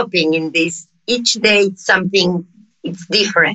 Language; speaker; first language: English; non-native, fluent; Spanish